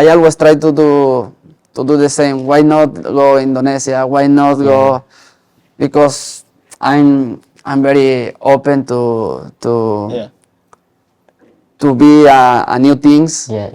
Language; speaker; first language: English; non-native, learner; Spanish